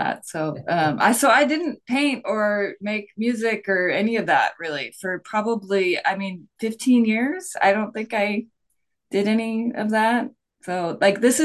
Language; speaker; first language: English; native; English